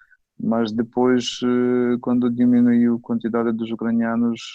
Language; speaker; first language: Portuguese; non-native, fluent; Ukrainian